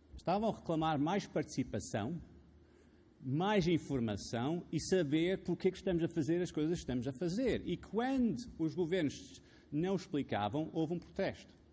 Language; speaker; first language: Portuguese; non-native, fluent; Arabic